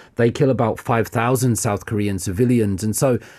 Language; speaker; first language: English; native; English